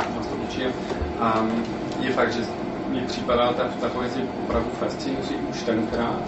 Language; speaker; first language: Czech; non-native, fluent; French